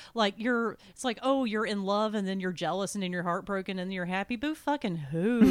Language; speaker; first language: English; native; English